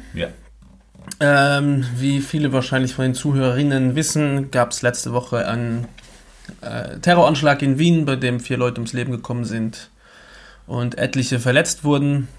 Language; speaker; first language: German; native; German